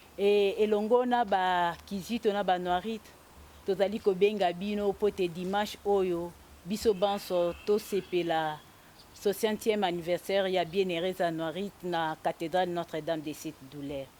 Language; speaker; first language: Lingala; non-native, local second language; Kongo